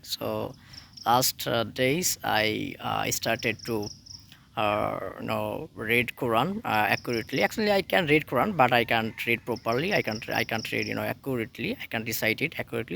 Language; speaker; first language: English; non-native, local second language; Bangla